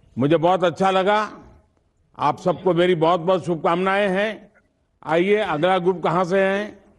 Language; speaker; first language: Hindi; non-native, local second language; Gujarati